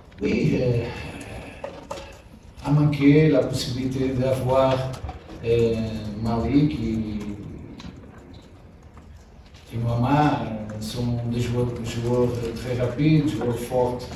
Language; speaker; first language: French; non-native, learner; Portuguese